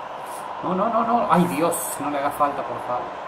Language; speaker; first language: Spanish; native; Spanish